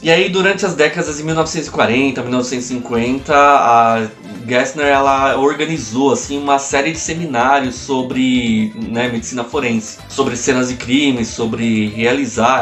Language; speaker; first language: Portuguese; native; Portuguese